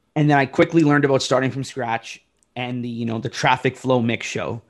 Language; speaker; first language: English; native; English